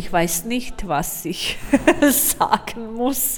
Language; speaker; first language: German; non-native, learner; Croatian